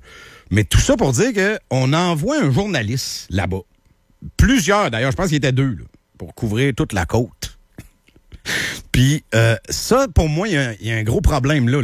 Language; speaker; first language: French; native; French